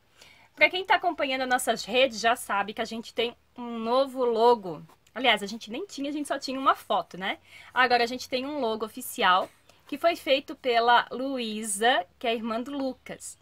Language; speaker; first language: Portuguese; native; Portuguese